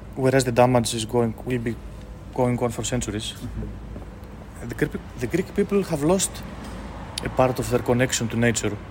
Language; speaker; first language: English; non-native, fluent; Greek